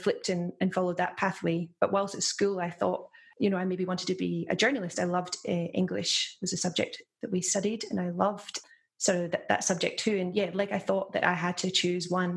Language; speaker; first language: English; native; English